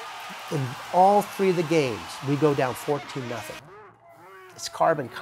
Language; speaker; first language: English; native; English